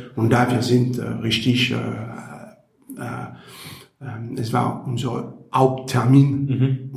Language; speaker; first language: German; non-native, learner; French